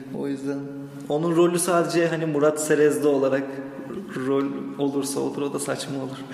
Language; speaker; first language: Turkish; native; Turkish